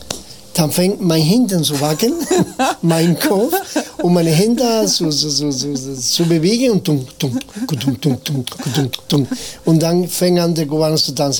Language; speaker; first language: German; non-native, fluent; Spanish